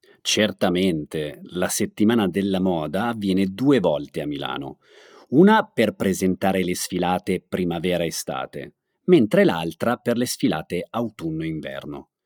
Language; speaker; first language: Italian; native; Italian